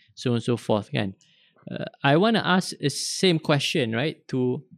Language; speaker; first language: English; non-native, local second language; Malay